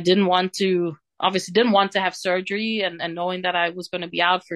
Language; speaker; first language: English; non-native, fluent; Dutch